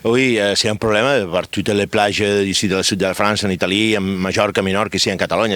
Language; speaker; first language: French; non-native, fluent; Catalan